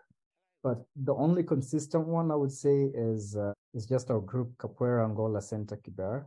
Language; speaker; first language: English; non-native, local second language; Swahili